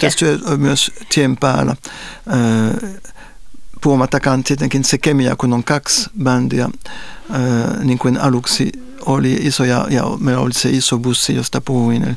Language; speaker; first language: Finnish; non-native, fluent; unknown